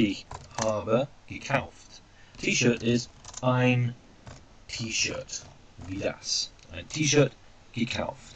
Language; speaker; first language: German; non-native, fluent; English